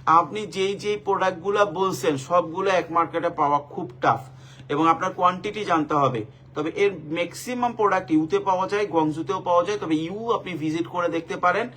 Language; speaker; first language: Bangla; native; Bangla